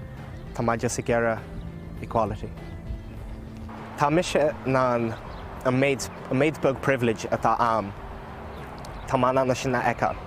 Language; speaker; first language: Irish; early bilingual, other home language; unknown